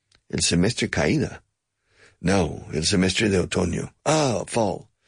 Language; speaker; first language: Spanish; non-native, fluent; English